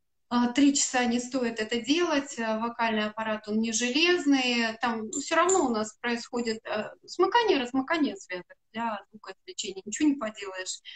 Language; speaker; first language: Russian; native; Russian